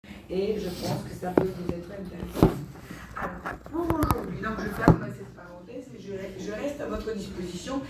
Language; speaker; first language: French; non-native, fluent; Bulgarian